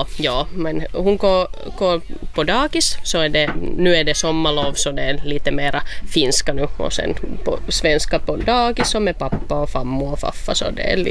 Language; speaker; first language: Swedish; non-native, local second language; Finnish